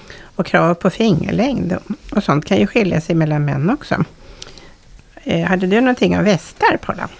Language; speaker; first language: Swedish; native; Swedish